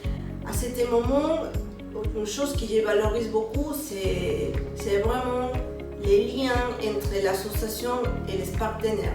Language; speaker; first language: French; non-native, learner; Spanish